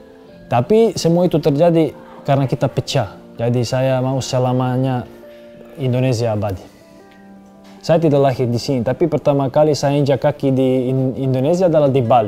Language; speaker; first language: Indonesian; non-native, fluent; Serbian